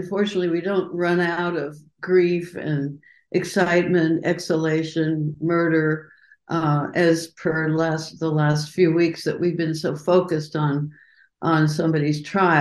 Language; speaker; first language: English; native; English